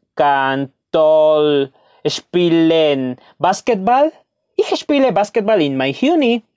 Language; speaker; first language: German; non-native, fluent; Spanish